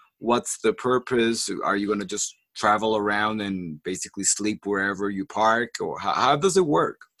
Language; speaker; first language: English; non-native, fluent; Spanish